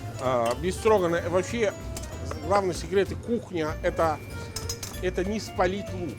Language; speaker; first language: Russian; non-native, fluent; Italian